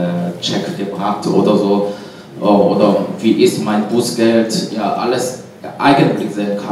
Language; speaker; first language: German; non-native, learner; Korean